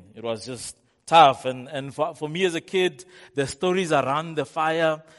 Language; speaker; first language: English; non-native, local second language; Tswana